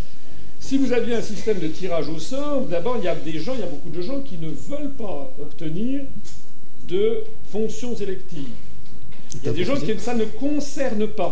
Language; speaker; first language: French; native; French